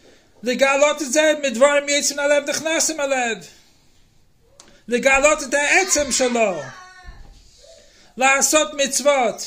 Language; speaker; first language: Hebrew; non-native, fluent; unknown